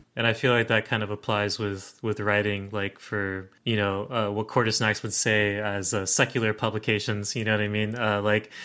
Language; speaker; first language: English; native; English